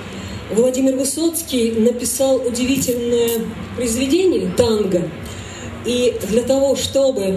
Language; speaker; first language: Russian; native; Russian